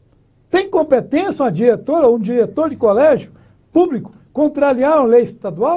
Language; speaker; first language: Portuguese; native; Portuguese